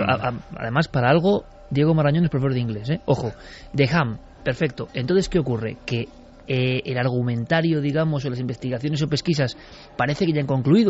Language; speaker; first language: Spanish; native; Spanish